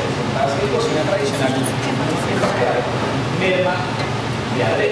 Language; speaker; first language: Spanish; native; Spanish